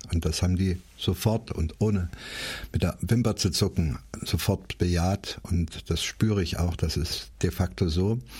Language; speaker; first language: German; native; German